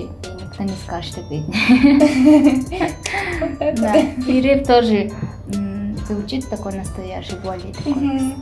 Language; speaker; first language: Russian; non-native, learner; Mongolian